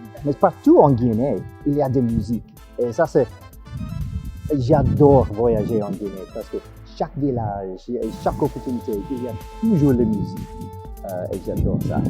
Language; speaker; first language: French; non-native, fluent; English